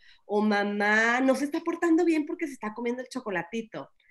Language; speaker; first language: Spanish; early bilingual, other home language; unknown